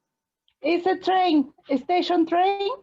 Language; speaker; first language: English; non-native, learner; Spanish